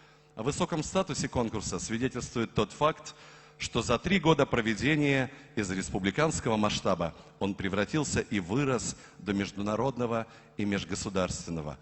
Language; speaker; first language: Russian; native; Russian